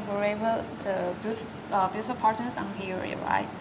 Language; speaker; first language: English; non-native, learner; Chinese